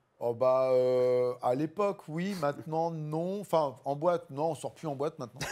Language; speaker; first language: French; native; French